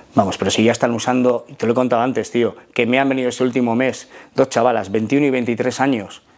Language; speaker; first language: Spanish; native; Spanish